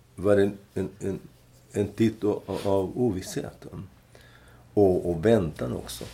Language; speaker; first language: Swedish; non-native, fluent; Spanish